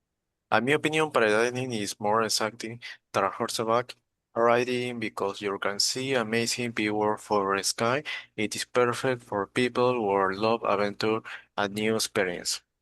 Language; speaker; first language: English; non-native, learner; Spanish